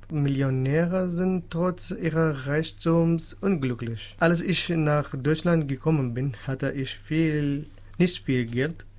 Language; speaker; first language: German; non-native, fluent; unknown